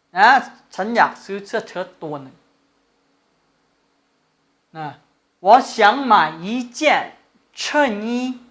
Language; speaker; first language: Chinese; non-native, fluent; Thai